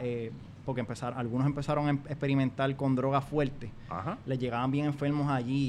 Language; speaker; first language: Spanish; native; Spanish